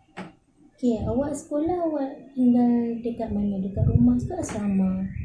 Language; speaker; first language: Malay; native; Malay